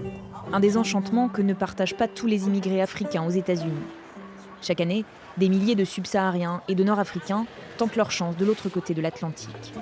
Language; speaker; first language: French; native; French